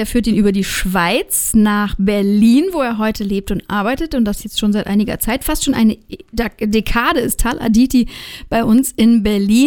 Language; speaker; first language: German; native; German